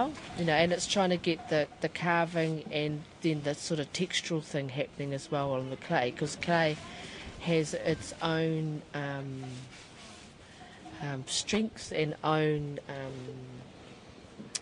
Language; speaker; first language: English; native; English